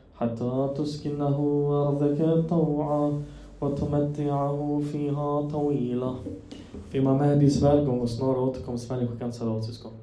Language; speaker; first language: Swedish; non-native, fluent; Persian